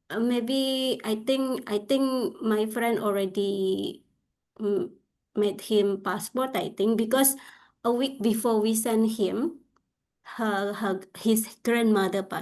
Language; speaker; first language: English; non-native, learner; Indonesian